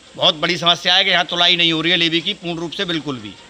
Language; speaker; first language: Hindi; native; Hindi